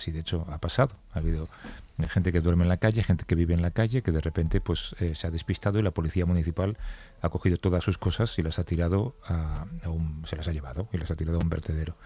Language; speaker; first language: Spanish; native; Spanish